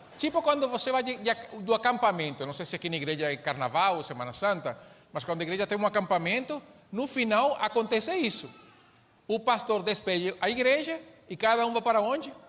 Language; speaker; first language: Portuguese; non-native, fluent; Spanish